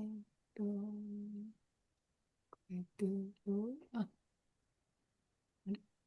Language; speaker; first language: Japanese; native; Japanese